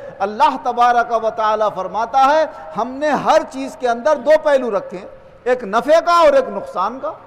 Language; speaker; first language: Urdu; native; Urdu